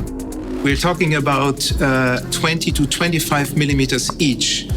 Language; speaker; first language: English; non-native, fluent; German